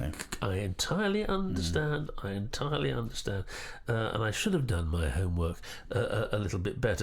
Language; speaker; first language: English; native; English